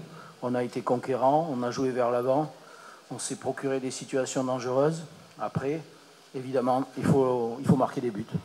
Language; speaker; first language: French; native; French